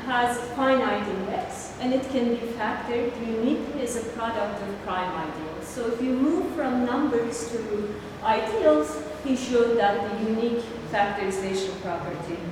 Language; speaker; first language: English; non-native, fluent; Turkish